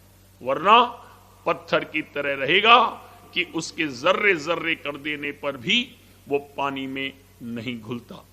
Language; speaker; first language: Hindi; native; Hindi